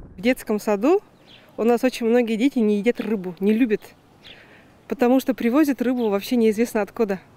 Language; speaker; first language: Russian; native; Russian